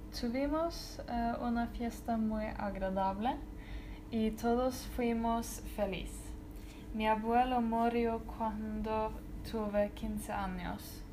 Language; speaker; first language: Spanish; non-native, learner; Norwegian